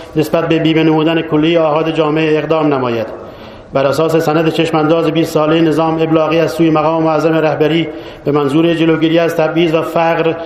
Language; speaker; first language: Persian; non-native, local second language; Baluchi